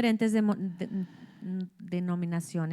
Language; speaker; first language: Spanish; early bilingual, heritage; English